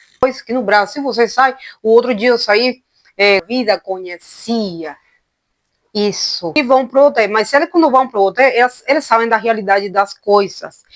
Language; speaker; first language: Portuguese; non-native, fluent; Spanish